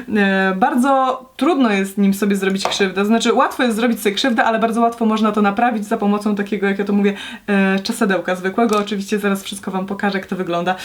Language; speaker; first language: Polish; native; Polish